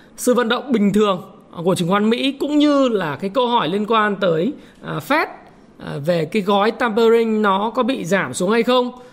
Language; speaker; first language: Vietnamese; native; Vietnamese